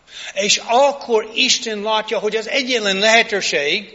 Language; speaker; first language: Hungarian; non-native, fluent; English